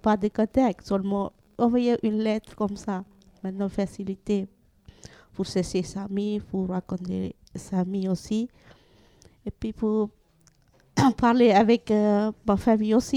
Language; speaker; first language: French; non-native, learner; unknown